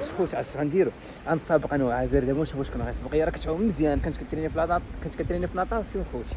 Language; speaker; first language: Arabic; native; Arabic